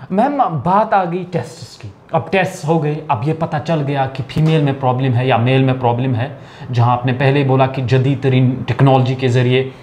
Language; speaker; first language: Hindi; non-native, local second language; Kashmiri